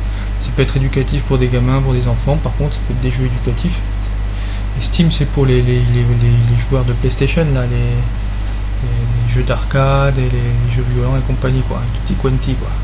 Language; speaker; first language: French; native; French